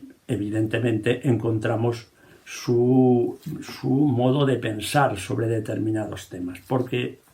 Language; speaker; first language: Spanish; native; Spanish